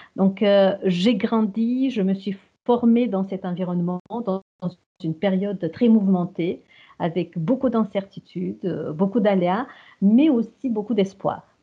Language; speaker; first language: French; non-native, fluent; Romanian